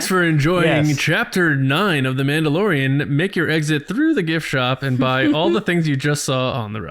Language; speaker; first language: English; native; English